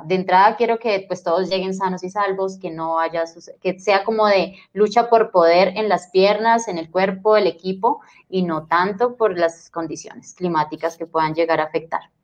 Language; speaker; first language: Spanish; native; Spanish